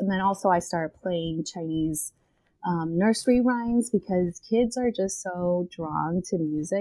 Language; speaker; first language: English; native; English